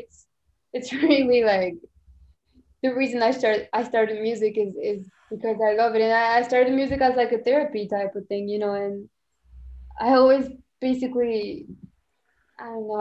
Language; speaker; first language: English; non-native, fluent; French